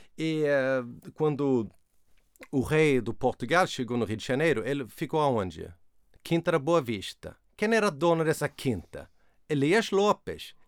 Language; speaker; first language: Portuguese; non-native, fluent; Swedish